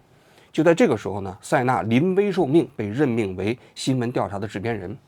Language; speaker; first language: Chinese; native; Chinese